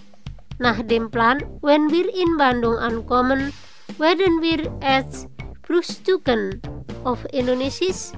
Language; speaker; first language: German; non-native, learner; Indonesian